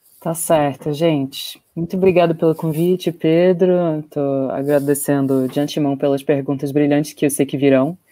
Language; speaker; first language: Portuguese; non-native, fluent; English